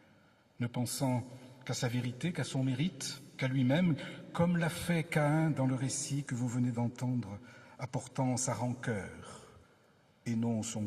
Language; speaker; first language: French; native; French